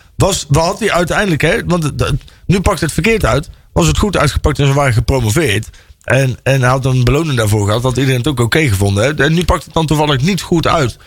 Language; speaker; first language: Dutch; native; Dutch